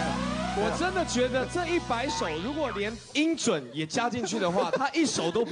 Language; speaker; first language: Chinese; native; Chinese